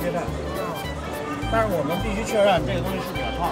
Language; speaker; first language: Chinese; native; Chinese